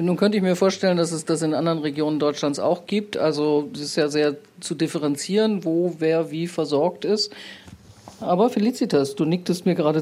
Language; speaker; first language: German; native; German